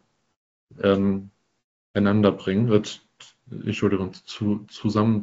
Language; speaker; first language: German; non-native, fluent; English